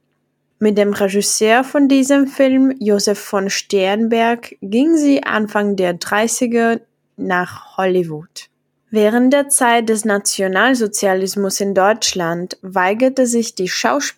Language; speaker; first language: German; non-native, fluent; Czech